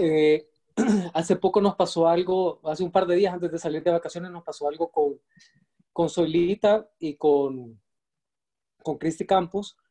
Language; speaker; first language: Spanish; native; Spanish